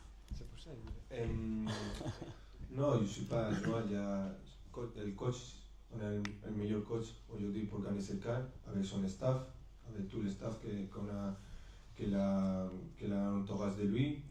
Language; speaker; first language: French; non-native, fluent; Spanish